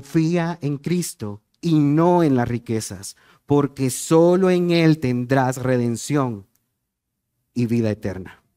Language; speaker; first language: Spanish; native; Spanish